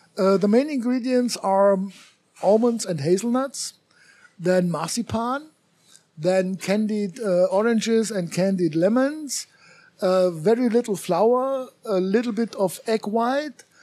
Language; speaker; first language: English; non-native, fluent; German